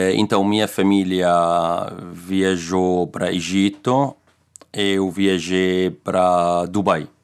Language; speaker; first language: Portuguese; non-native, learner; Arabic